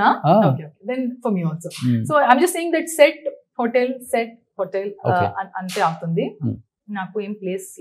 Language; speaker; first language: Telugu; non-native, learner; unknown